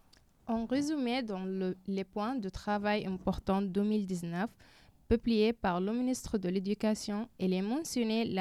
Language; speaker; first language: French; non-native, learner; Arabic